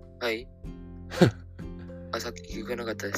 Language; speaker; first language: Japanese; non-native, learner; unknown